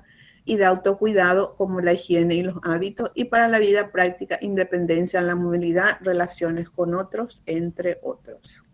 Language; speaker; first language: Spanish; native; Spanish